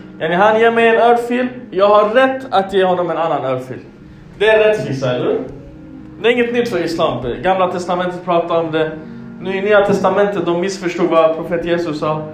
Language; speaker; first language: Swedish; non-native, fluent; Arabic